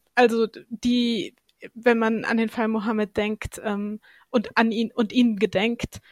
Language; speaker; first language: German; native; German